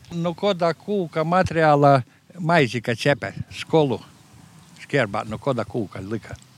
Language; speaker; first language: Latvian; native; Latvian